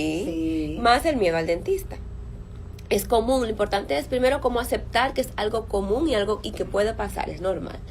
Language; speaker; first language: Spanish; native; Spanish